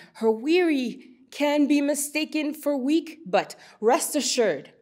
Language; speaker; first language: English; early bilingual, other home language; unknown